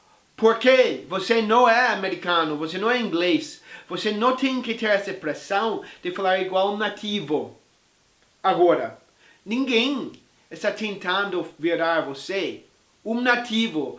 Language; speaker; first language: Portuguese; non-native, fluent; English